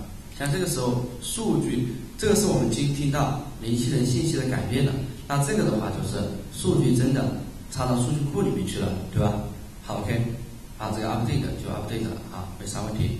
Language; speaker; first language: Chinese; native; Chinese